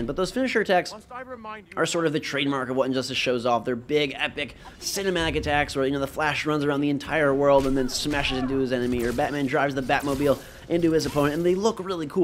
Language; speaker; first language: English; native; English